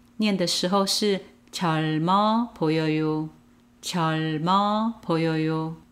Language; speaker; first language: Korean; non-native, fluent; Chinese